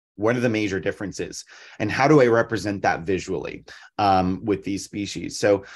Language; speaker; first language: English; native; English